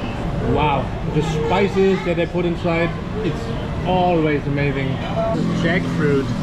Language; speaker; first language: English; non-native, fluent; German